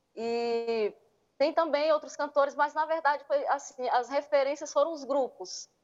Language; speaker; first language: Portuguese; native; Portuguese